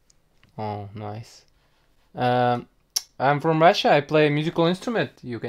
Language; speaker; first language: English; non-native, learner; Russian